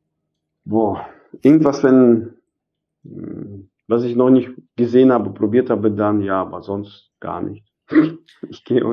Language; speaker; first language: German; non-native, fluent; Arabic